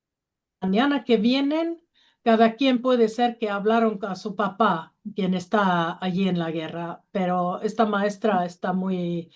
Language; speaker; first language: Spanish; non-native, learner; Finnish